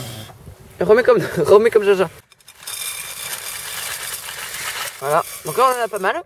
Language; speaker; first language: French; native; French